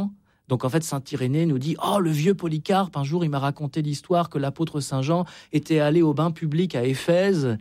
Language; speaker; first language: French; native; French